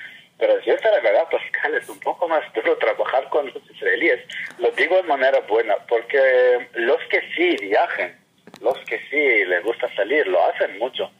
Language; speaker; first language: Spanish; non-native, fluent; Hebrew